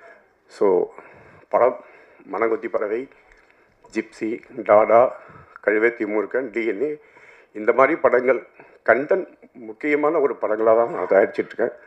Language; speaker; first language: Tamil; native; Tamil